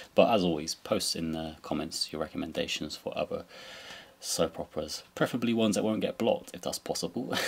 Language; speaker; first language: English; native; English